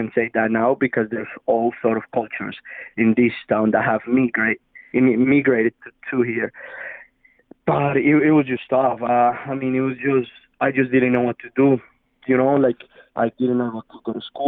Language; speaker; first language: English; non-native, fluent; Spanish